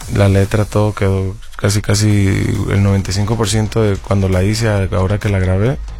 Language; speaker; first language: Spanish; native; Spanish